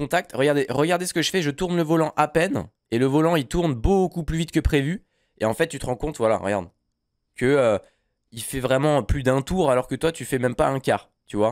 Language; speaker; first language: French; native; French